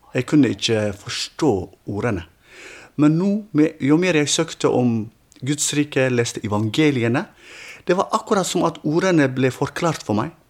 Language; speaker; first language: Norwegian; non-native, fluent; Tigrinya